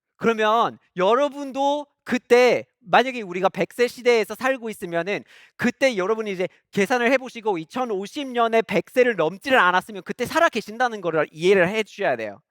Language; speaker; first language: Korean; non-native, fluent; English